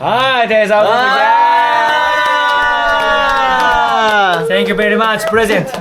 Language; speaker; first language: English; non-native, learner; Japanese